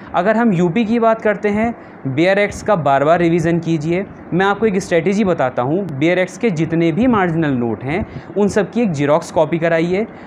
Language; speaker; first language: Hindi; native; Hindi